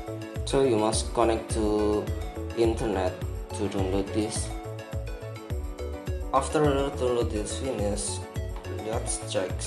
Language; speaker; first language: English; non-native, learner; Indonesian